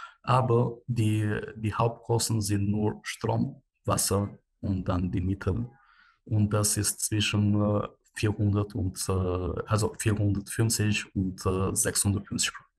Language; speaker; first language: German; non-native, fluent; Albanian